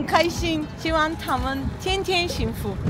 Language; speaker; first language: Chinese; non-native, learner; Armenian